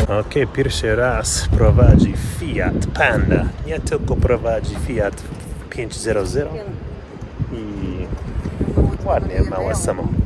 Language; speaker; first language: Polish; non-native, learner; English